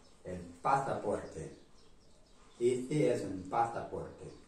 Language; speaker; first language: Spanish; non-native, learner; Portuguese